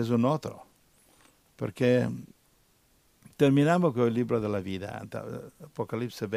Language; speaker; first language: Spanish; non-native, learner; Italian